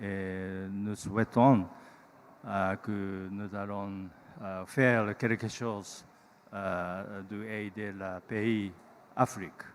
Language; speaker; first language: French; non-native, learner; Japanese